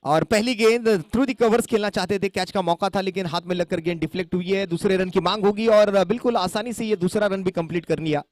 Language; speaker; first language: Hindi; non-native, local second language; Marathi